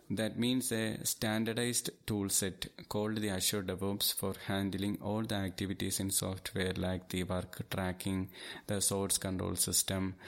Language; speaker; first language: English; non-native, local second language; Malayalam